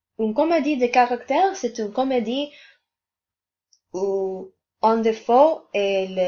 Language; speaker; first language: French; non-native, learner; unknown